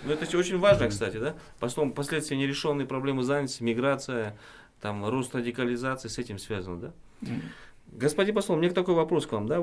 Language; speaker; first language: Russian; non-native, local second language; Kyrgyz